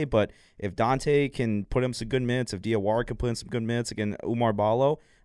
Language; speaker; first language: English; native; English